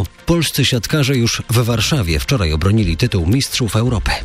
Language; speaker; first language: Polish; native; Polish